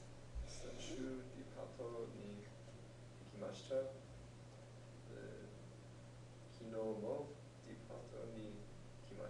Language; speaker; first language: Japanese; non-native, learner; English